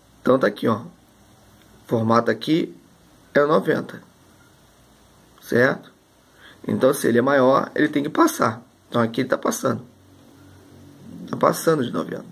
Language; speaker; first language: Portuguese; native; Portuguese